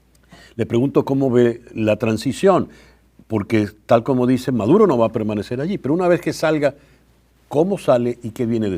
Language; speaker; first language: Spanish; native; Spanish